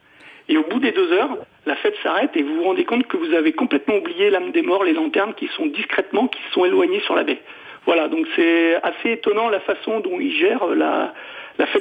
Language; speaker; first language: French; native; French